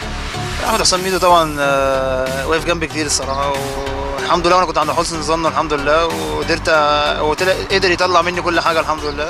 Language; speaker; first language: Arabic; native; Arabic